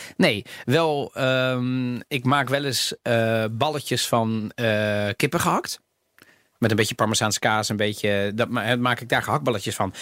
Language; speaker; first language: Dutch; native; Dutch